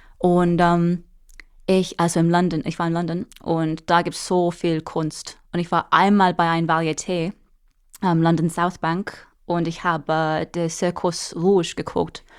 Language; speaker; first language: German; non-native, fluent; English